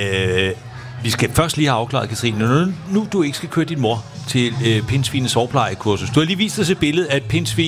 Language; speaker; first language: Danish; native; Danish